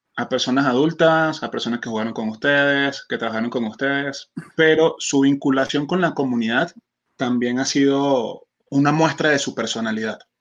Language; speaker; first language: Spanish; native; Spanish